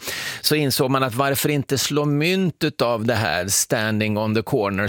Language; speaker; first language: Swedish; native; Swedish